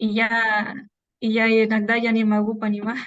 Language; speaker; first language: Russian; non-native, learner; Spanish